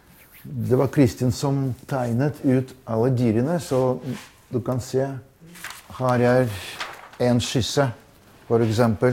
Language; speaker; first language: Norwegian; non-native, fluent; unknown